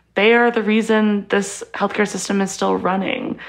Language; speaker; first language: English; native; English